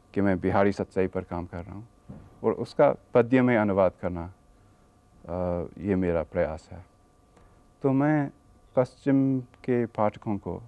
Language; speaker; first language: Hindi; non-native, fluent; English